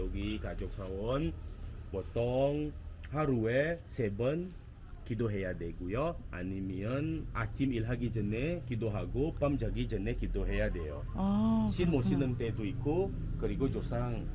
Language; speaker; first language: Korean; non-native, fluent; Indonesian